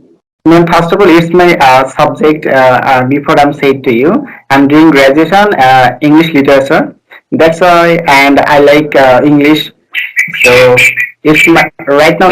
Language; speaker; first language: English; non-native, learner; Bangla